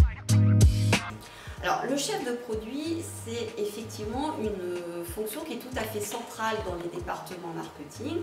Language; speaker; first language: French; native; French